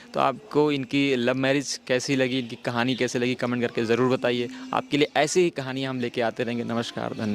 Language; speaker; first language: Hindi; native; Hindi